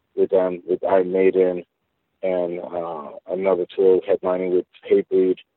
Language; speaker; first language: English; early bilingual, other home language; Spanish